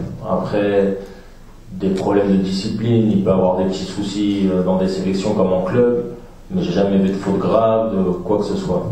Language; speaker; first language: French; native; French